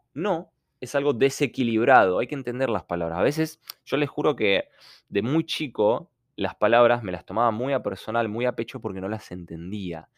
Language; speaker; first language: Spanish; non-native, fluent; Ukrainian